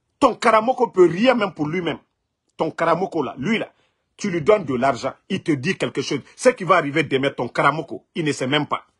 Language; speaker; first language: French; non-native, local second language; Mandingo